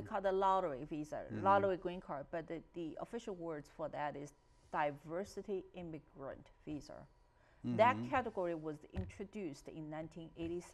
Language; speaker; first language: English; non-native, fluent; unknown